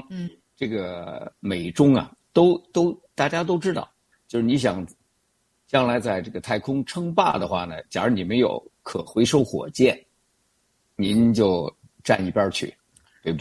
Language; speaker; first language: Chinese; native; Chinese